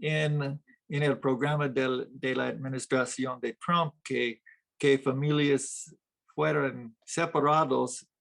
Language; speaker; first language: Spanish; non-native, fluent; English